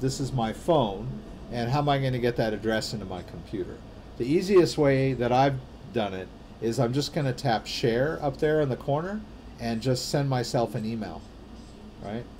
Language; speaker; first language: English; native; English